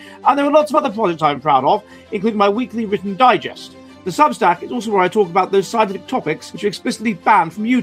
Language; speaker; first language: English; native; English